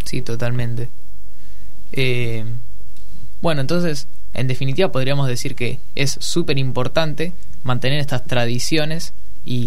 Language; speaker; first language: Spanish; native; Spanish